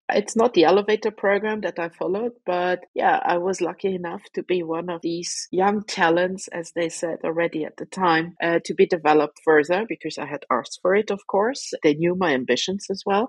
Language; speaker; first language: English; non-native, fluent; Luxembourgish